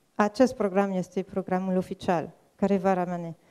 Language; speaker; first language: Romanian; non-native, fluent; French